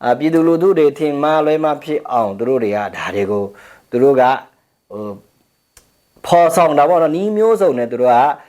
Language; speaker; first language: Burmese; non-native, local second language; Pa'o Karen